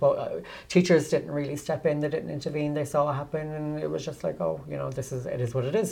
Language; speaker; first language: English; native; English